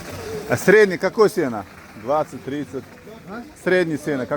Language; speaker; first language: Russian; non-native, local second language; Uzbek